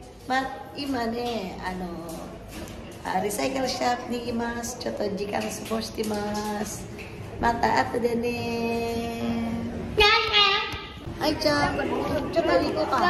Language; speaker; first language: Japanese; non-native, fluent; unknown